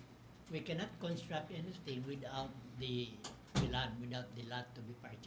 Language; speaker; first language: English; non-native, local second language; Filipino